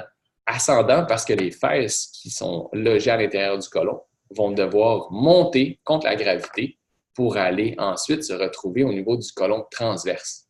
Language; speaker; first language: French; native; French